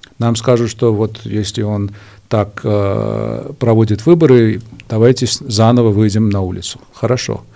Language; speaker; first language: Russian; non-native, local second language; Georgian